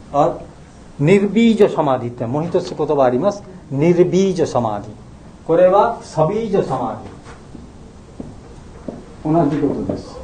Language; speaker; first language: Japanese; non-native, fluent; Bangla